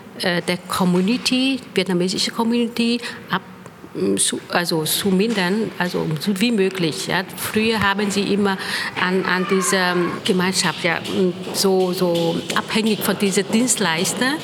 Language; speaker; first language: German; non-native, fluent; Vietnamese